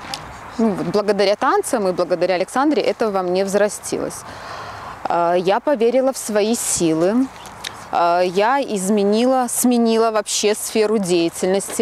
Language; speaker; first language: Russian; native; Russian